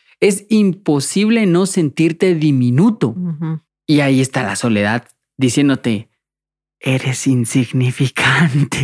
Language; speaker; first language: Spanish; native; Spanish